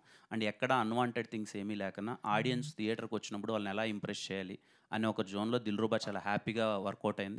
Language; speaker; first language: Telugu; native; Telugu